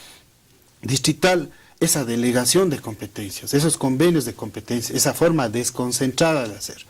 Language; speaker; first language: Spanish; native; Spanish